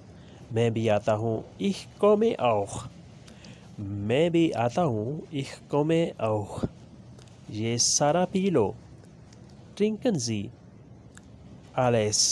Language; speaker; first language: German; non-native, fluent; Urdu